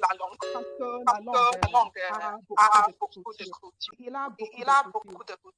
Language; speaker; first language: French; non-native, learner; Yoruba